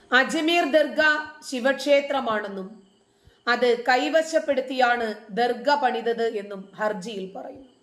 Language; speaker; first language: Malayalam; native; Malayalam